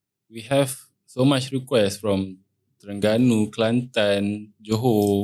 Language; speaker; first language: English; non-native, local second language; Malay